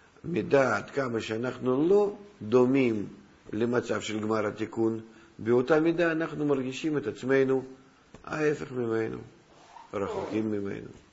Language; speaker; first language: Hebrew; non-native, fluent; Russian